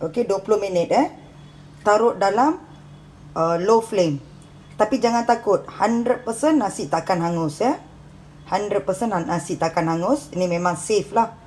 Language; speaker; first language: Malay; non-native, local second language; Tamil